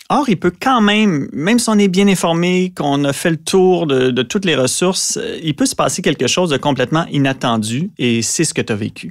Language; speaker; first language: French; native; French